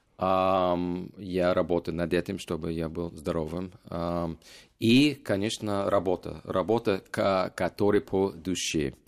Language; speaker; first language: Russian; non-native, fluent; English